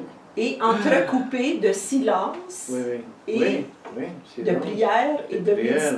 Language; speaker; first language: French; native; French